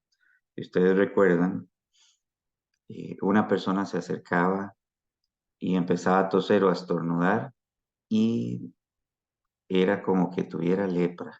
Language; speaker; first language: Spanish; native; Spanish